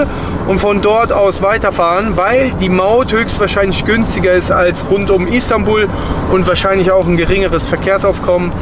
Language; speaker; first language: German; native; German